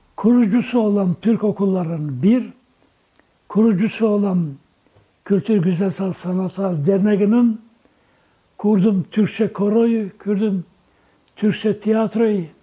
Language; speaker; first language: Turkish; native; Turkish